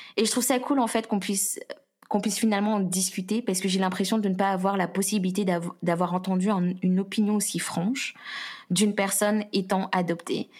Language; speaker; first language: French; native; French